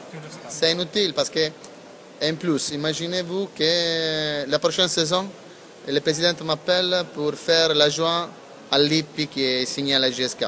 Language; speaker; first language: French; non-native, learner; Italian